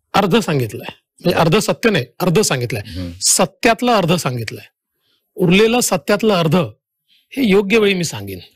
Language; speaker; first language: Marathi; native; Marathi